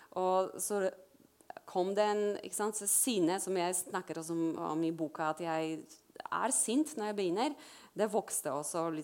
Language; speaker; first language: Norwegian; non-native, fluent; Polish